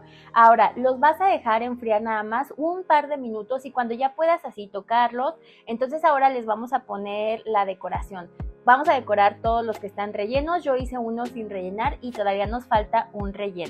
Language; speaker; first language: Spanish; native; Spanish